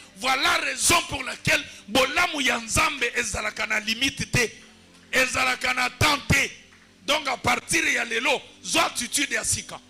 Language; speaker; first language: Lingala; non-native, local second language; Luba-Lulua